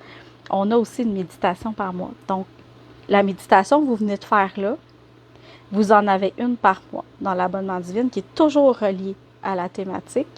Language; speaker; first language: French; native; French